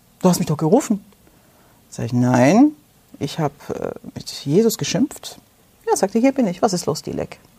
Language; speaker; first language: German; non-native, fluent; Turkish